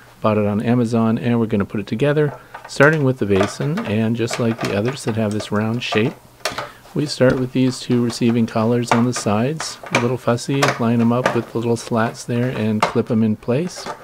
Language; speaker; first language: English; native; English